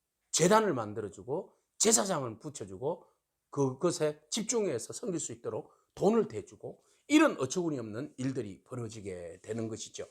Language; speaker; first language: Korean; native; Korean